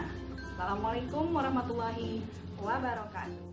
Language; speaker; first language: Indonesian; native; Indonesian